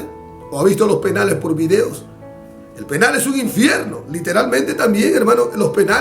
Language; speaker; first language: Spanish; native; Spanish